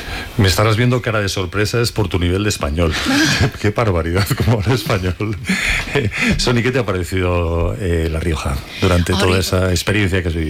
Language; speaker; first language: Spanish; native; Spanish